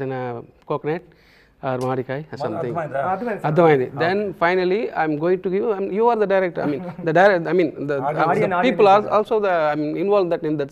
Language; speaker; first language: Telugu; non-native, local second language; Tamil